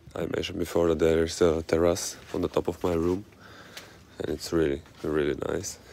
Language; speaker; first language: English; non-native, fluent; Bulgarian